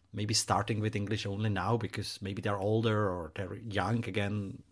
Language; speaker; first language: English; non-native, fluent; Czech